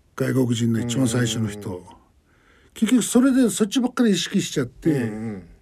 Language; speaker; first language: Japanese; non-native, fluent; Mongolian